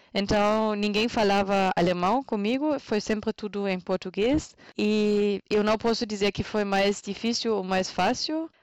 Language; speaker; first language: Portuguese; non-native, fluent; German